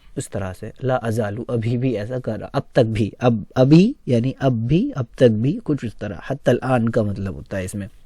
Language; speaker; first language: Urdu; native; Urdu